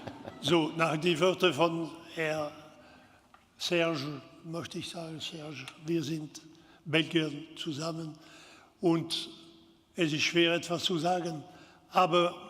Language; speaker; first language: German; non-native, fluent; French